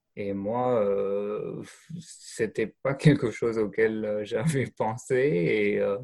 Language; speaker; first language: French; non-native, fluent; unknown